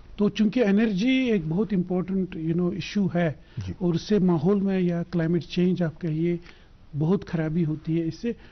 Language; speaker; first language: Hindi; non-native, local second language; Kashmiri